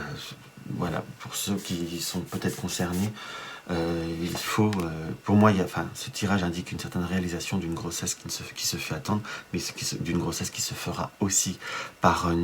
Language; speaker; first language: French; native; French